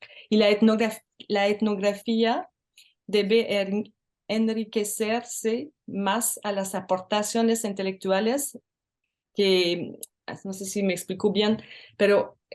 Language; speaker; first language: Spanish; non-native, learner; French